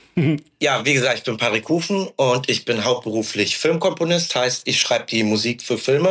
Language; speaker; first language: German; native; German